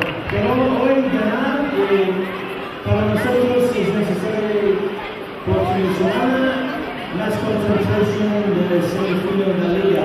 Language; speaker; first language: Spanish; non-native, learner; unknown